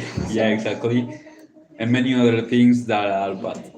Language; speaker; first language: English; non-native, learner; Spanish